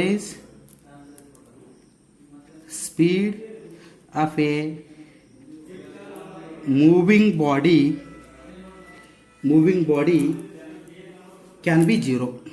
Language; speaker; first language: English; non-native, local second language; Kannada